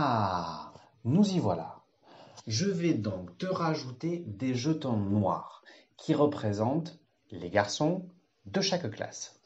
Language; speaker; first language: French; native; French